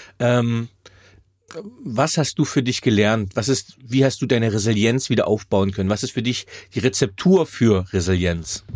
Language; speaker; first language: German; native; German